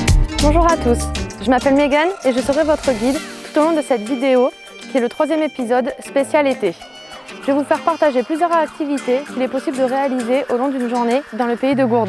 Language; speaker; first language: French; native; French